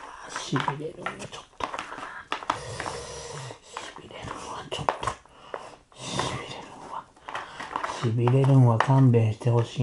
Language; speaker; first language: Japanese; native; Japanese